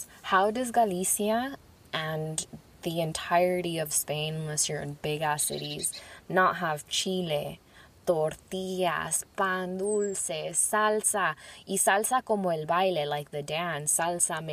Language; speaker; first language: English; early bilingual, other home language; Spanish